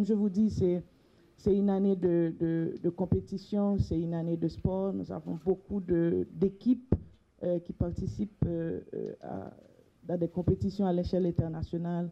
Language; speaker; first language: French; non-native, local second language; Haitian Creole